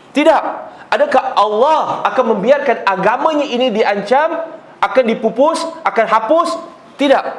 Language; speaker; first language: Malay; non-native, local second language; Chinese